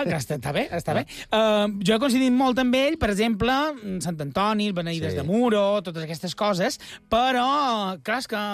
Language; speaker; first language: Catalan; native; Catalan